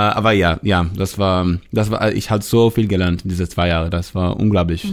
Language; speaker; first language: German; non-native, learner; Hebrew